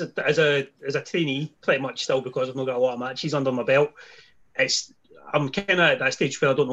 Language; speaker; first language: English; native; English